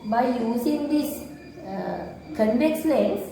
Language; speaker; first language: English; non-native, local second language; Sinhala